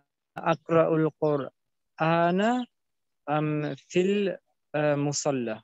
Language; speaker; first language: Arabic; non-native, learner; German